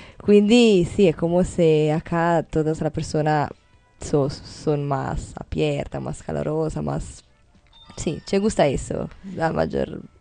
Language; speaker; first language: Spanish; non-native, learner; Italian